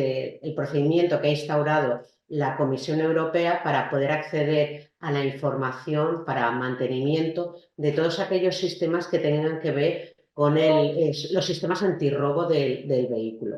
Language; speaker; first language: Spanish; native; Spanish